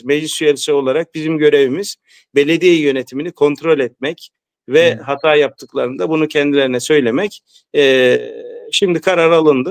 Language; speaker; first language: Turkish; early bilingual, heritage; Turkish